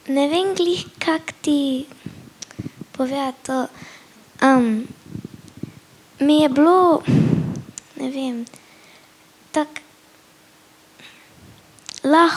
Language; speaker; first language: Slovenian; early bilingual, heritage; Slovenian